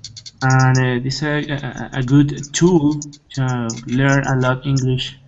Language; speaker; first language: English; non-native, learner; Spanish